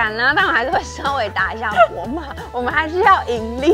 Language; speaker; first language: Chinese; native; Chinese